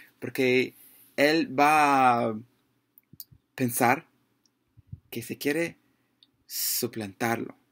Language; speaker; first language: Spanish; non-native, learner; English